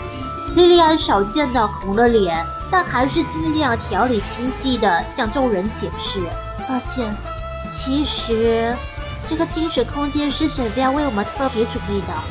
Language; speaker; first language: Chinese; native; Chinese